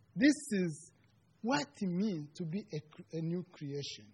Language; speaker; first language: English; non-native, local second language; Kinyarwanda